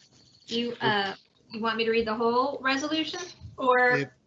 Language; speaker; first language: English; native; English